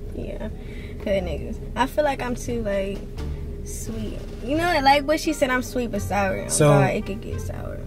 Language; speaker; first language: English; native; English